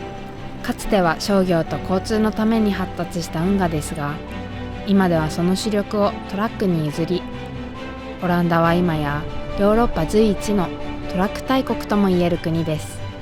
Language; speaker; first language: Japanese; native; Japanese